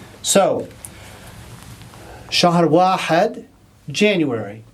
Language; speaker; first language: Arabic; non-native, fluent; English